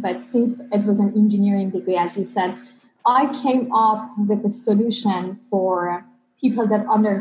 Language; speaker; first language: English; non-native, fluent; Persian